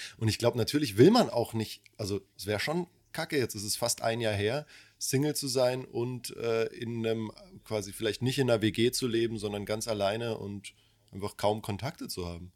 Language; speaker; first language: German; early bilingual, other home language; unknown